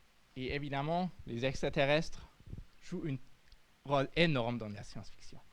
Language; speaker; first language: French; non-native, fluent; German